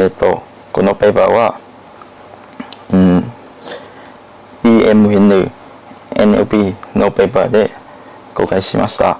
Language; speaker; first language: Japanese; non-native, learner; Thai